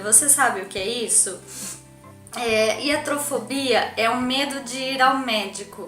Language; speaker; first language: Portuguese; native; Portuguese